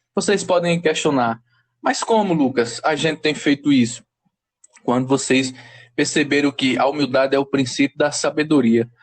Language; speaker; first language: Portuguese; native; Portuguese